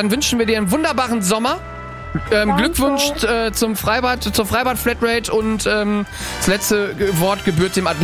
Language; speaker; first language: German; native; German